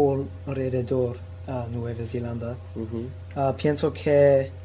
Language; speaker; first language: Spanish; non-native, learner; English